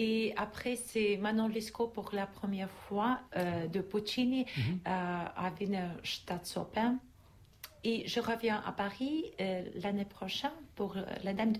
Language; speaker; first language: French; non-native, learner; Russian